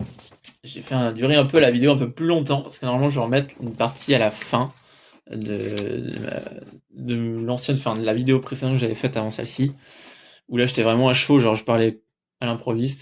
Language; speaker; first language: French; native; French